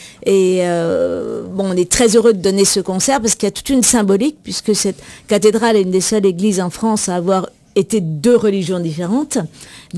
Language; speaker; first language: French; native; French